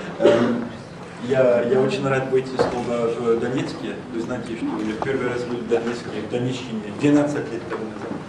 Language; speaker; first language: Russian; non-native, fluent; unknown